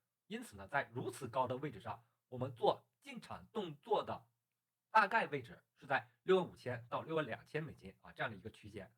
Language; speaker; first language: Chinese; native; Chinese